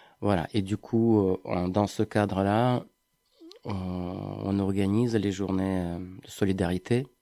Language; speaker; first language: French; non-native, fluent; Ukrainian